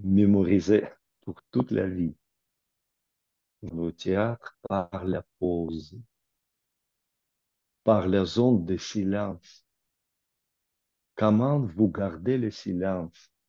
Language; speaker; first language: French; non-native, fluent; Russian